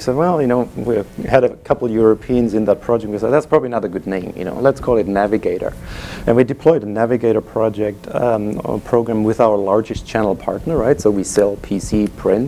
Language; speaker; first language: English; non-native, fluent; German